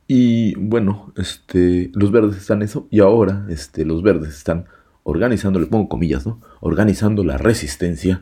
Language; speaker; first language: Spanish; native; Spanish